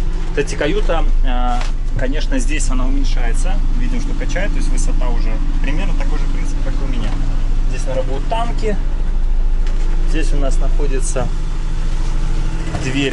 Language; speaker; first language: Russian; native; Russian